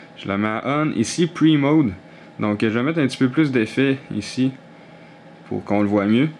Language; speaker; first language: French; native; French